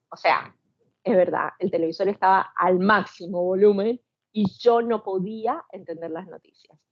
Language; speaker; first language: Spanish; native; Spanish